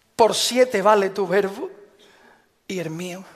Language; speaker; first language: Spanish; native; Spanish